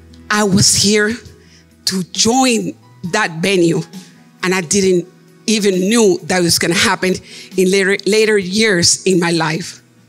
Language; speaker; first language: English; non-native, fluent; Spanish